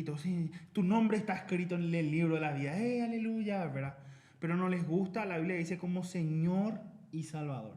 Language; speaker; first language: Spanish; native; Spanish